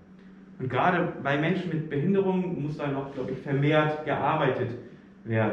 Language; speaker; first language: German; native; German